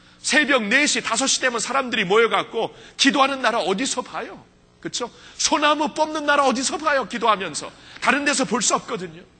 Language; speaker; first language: Korean; early bilingual, heritage; Korean